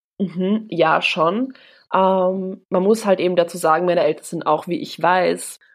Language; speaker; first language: German; early bilingual, other home language; Polish